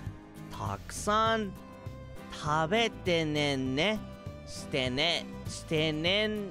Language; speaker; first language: Japanese; non-native, learner; English